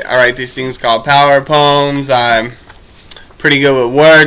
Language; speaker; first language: English; native; English